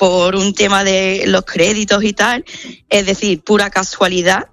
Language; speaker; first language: Spanish; non-native, fluent; English